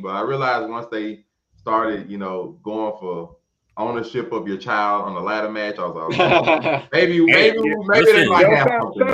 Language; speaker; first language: English; native; English